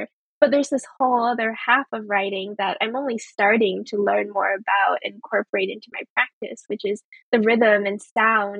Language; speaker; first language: English; early bilingual, other home language; Chinese